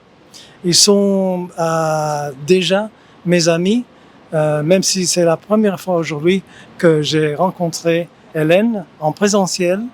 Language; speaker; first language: French; early bilingual, heritage; English